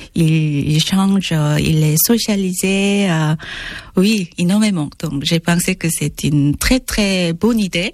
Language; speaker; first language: French; non-native, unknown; Korean